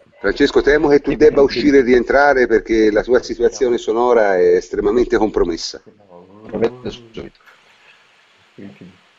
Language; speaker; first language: Italian; native; Italian